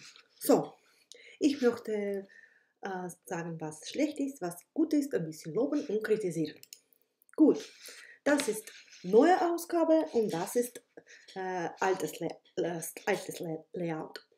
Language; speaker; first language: German; non-native, fluent; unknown